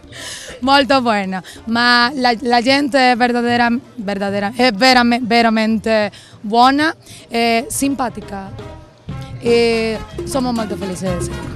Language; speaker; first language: Italian; non-native, learner; Spanish